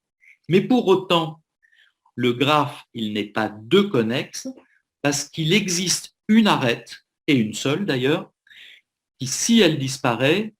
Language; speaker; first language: French; native; French